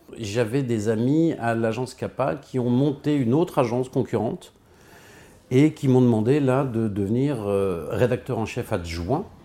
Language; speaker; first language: French; native; French